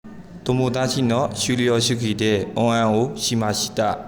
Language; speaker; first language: Japanese; non-native, learner; Burmese